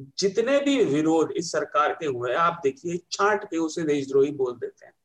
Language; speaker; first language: Hindi; native; Hindi